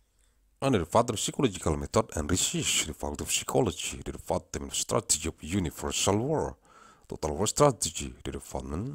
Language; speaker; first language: English; non-native, learner; Indonesian